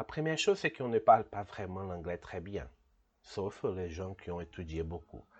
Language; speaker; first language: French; non-native, fluent; Portuguese